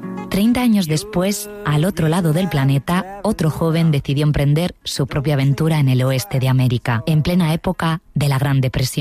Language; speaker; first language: Spanish; native; Spanish